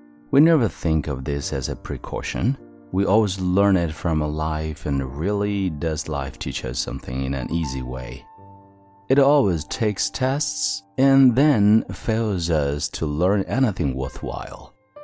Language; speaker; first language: English; non-native, fluent; Chinese